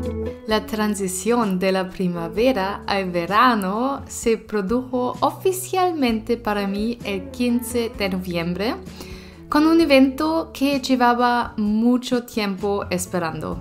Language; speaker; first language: Spanish; non-native, learner; German